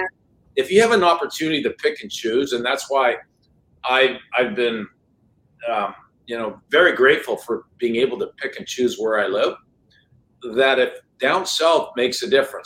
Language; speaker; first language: English; non-native, fluent; French